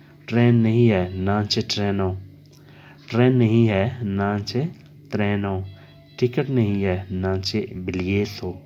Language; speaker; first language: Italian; non-native, learner; Urdu